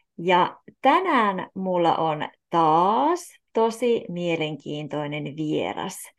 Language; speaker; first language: Finnish; native; Finnish